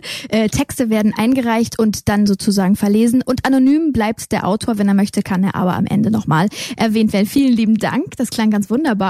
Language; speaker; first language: German; native; German